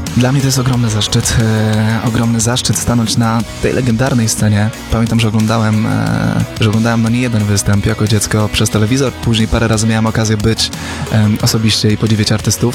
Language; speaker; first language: Polish; native; Polish